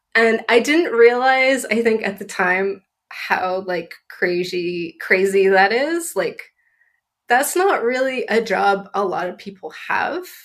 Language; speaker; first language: English; native; English